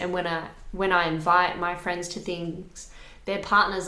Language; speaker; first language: English; native; English